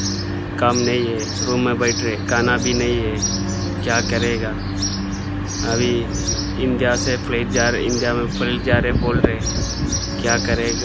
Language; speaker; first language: Hindi; non-native, local second language; Malayalam